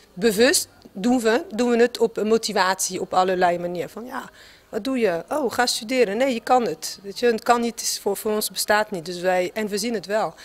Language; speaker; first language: Dutch; non-native, fluent; French